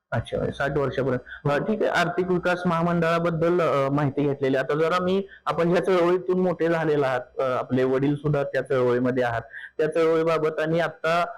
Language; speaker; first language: Marathi; native; Marathi